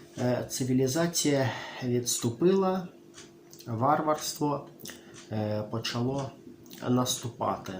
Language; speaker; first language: Ukrainian; non-native, local second language; Russian